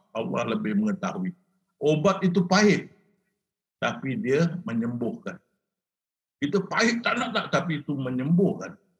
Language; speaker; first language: Malay; native; Malay